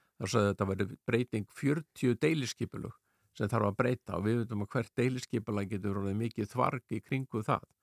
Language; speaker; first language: Icelandic; native; Icelandic